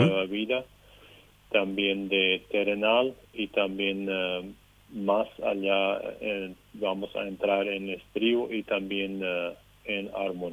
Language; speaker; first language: Spanish; non-native, local second language; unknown